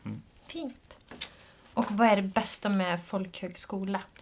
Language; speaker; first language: Swedish; native; Swedish